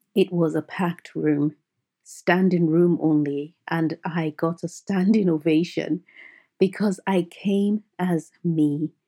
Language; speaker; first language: English; non-native, local second language; Yoruba